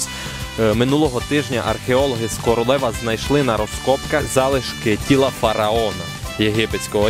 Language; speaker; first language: Ukrainian; native; Ukrainian